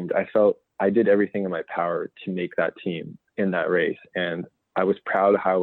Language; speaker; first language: English; native; English